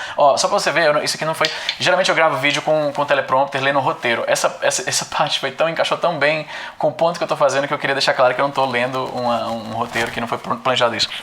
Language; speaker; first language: Portuguese; native; Portuguese